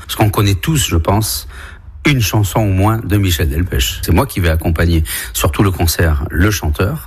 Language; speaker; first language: French; early bilingual, other home language; Spanish